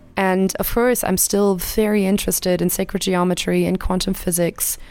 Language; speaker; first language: English; non-native, fluent; German